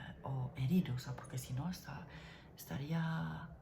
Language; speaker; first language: Spanish; non-native, learner; French